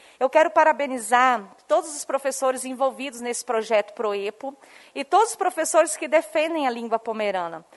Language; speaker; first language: Portuguese; non-native, local second language; Low German